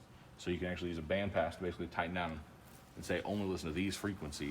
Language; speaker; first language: English; native; English